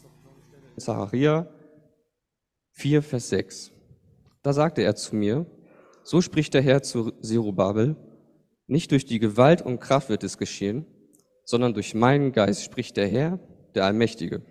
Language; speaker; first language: German; native; German